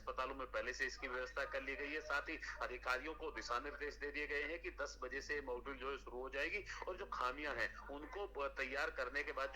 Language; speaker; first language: Hindi; native; Hindi